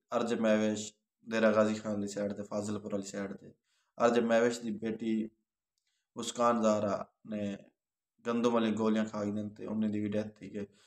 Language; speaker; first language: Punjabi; non-native, local second language; Saraiki